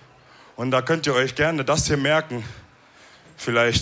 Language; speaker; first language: German; early bilingual, other home language; Wolof